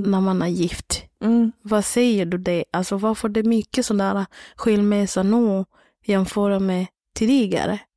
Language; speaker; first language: Swedish; non-native, learner; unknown